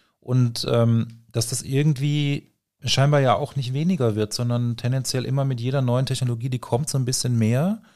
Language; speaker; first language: German; native; German